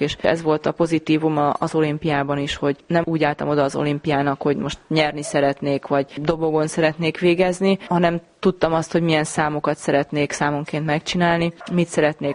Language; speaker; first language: Hungarian; native; Hungarian